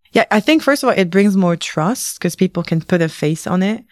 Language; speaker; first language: English; native; English